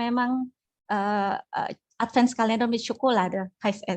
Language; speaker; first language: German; non-native, fluent; Indonesian